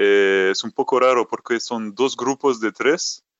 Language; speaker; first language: Spanish; non-native, fluent; French